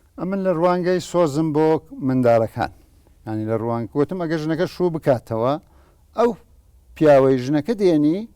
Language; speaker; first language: Central Kurdish; native; Central Kurdish